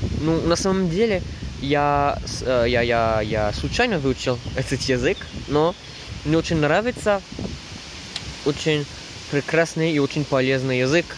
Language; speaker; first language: Russian; non-native, fluent; French